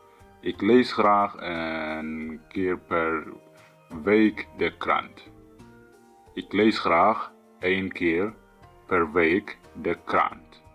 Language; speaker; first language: Dutch; non-native, fluent; Tigrinya